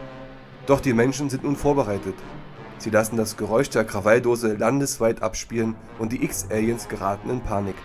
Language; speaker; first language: German; native; German